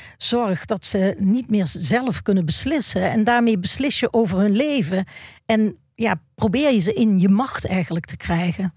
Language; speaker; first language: Dutch; native; Dutch